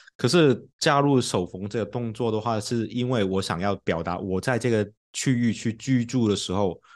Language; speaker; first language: Chinese; non-native, local second language; Cantonese